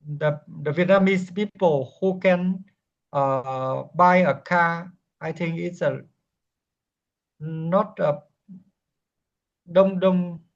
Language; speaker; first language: English; non-native, learner; Vietnamese